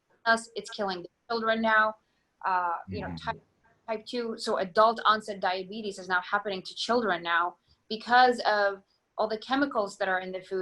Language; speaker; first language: English; non-native, fluent; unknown